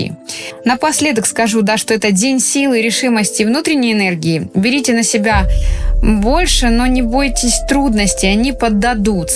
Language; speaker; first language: Russian; native; Russian